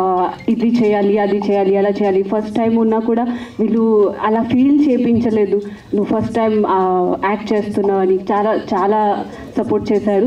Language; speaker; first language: Telugu; non-native, learner; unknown